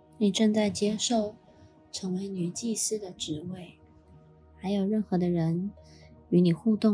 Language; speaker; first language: Chinese; native; Chinese